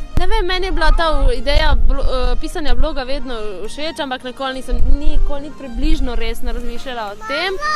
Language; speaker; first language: Slovenian; native; Slovenian